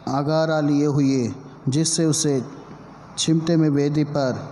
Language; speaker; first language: Hindi; non-native, local second language; Telugu